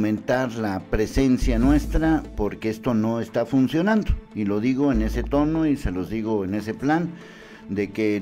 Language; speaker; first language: Spanish; native; Spanish